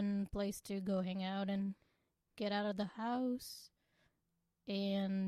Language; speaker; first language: English; non-native, local second language; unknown